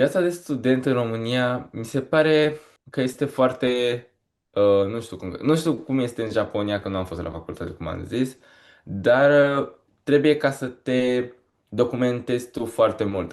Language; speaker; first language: Romanian; early bilingual, heritage; Romanian